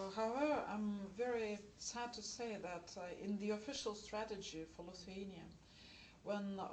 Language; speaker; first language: English; non-native, fluent; Lithuanian